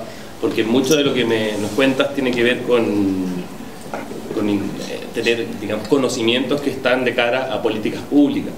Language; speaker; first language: Spanish; native; Spanish